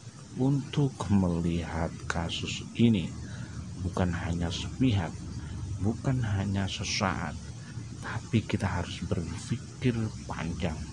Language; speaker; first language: Indonesian; native; Indonesian